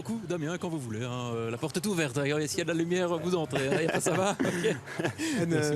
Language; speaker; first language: French; native; French